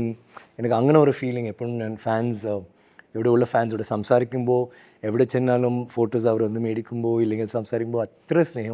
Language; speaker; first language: Malayalam; non-native, fluent; Tamil